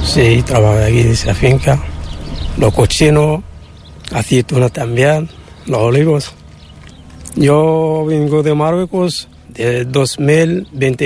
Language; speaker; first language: Spanish; non-native, learner; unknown